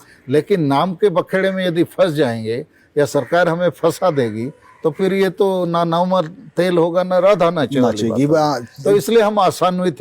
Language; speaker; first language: Hindi; non-native, local second language; Santali